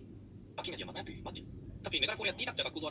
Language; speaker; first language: Indonesian; non-native, learner; Korean